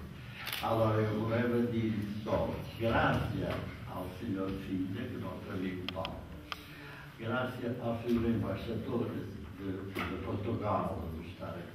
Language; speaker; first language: Italian; non-native, fluent; Portuguese